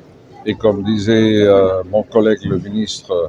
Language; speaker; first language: French; non-native, fluent; Spanish